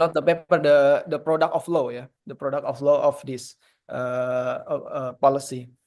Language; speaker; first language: English; non-native, fluent; Indonesian